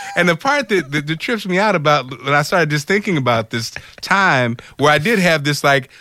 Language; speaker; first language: English; native; English